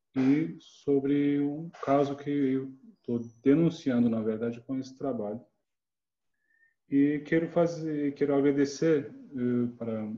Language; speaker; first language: Portuguese; non-native, learner; Turkish